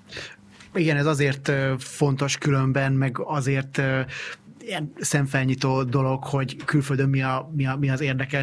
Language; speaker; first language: Hungarian; native; Hungarian